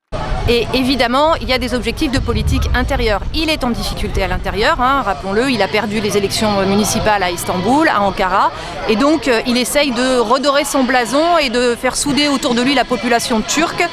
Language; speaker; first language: French; native; French